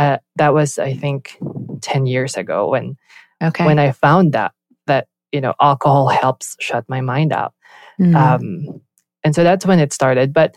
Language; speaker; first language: English; non-native, local second language; Filipino